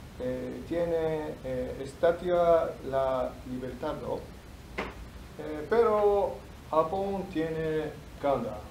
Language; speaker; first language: Spanish; non-native, learner; Japanese